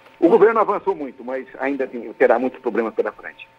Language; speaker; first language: Portuguese; native; Portuguese